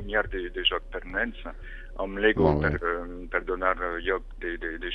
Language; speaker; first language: Catalan; non-native, fluent; French